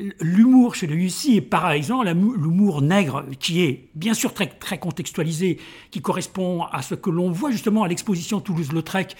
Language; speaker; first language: French; native; French